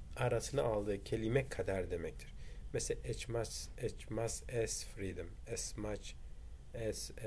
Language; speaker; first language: English; non-native, fluent; Turkish